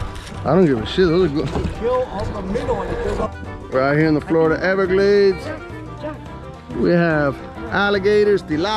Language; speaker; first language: English; native; English